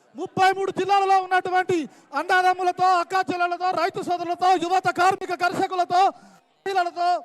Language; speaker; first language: Telugu; native; Telugu